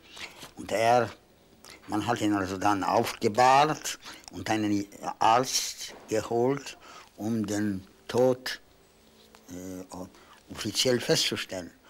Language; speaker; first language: German; non-native, fluent; Polish